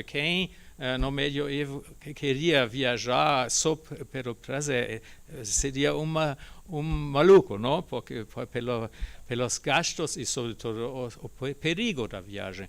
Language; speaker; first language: Portuguese; non-native, fluent; German